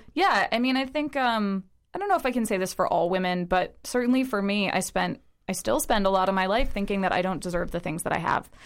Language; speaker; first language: English; early bilingual, other home language; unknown